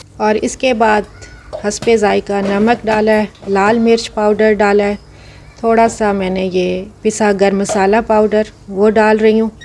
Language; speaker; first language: Urdu; non-native, local second language; Punjabi